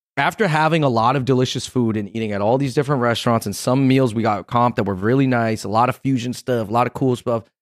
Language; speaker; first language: English; native; English